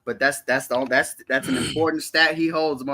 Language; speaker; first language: English; native; English